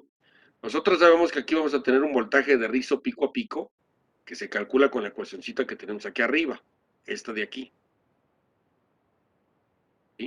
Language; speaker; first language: Spanish; native; Spanish